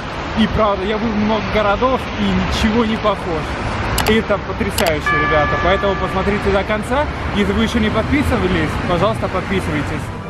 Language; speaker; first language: Russian; non-native, fluent; Spanish